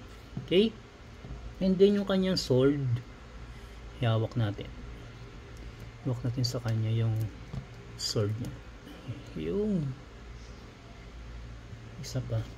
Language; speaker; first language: Filipino; native; Filipino